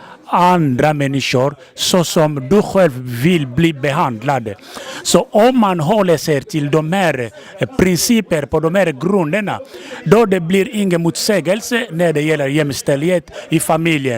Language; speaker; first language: Swedish; non-native, fluent; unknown